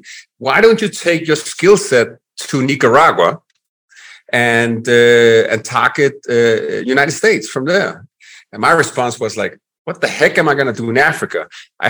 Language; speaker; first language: English; non-native, fluent; Danish